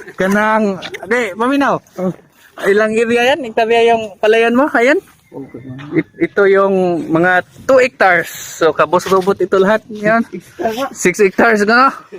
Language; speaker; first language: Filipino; non-native, local second language; Cebuano